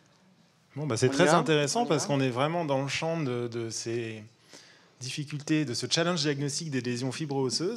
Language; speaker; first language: French; native; French